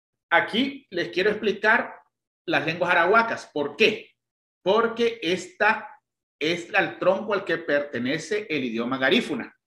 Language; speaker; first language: Spanish; native; Spanish